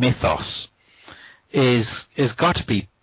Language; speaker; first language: English; native; English